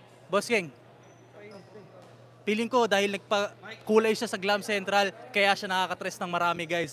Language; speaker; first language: Filipino; non-native, learner; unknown